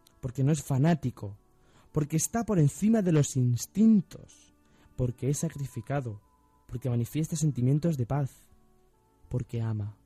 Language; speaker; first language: Spanish; native; Spanish